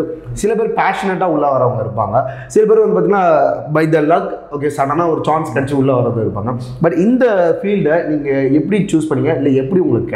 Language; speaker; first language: Tamil; native; Tamil